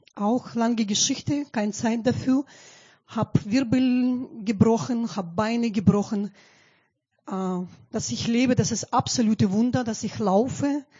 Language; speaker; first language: German; non-native, fluent; Russian